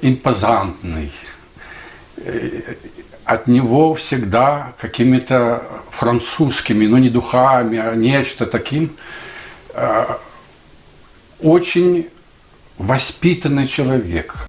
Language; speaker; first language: Russian; native; Russian